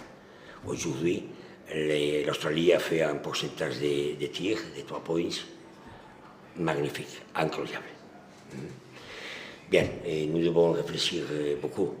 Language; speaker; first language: French; non-native, learner; Spanish